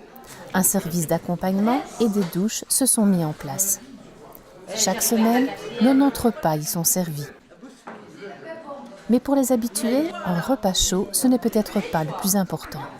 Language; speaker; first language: French; native; French